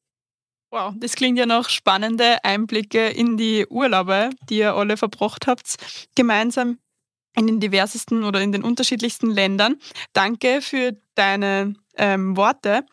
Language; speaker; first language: German; native; German